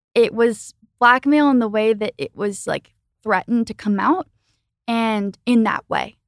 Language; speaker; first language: English; native; English